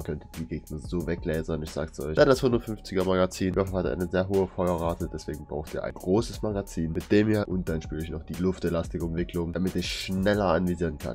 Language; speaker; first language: German; native; German